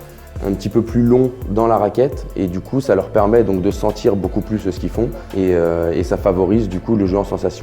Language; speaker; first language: French; native; French